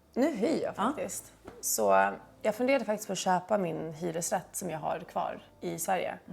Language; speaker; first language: Swedish; early bilingual, heritage; Swedish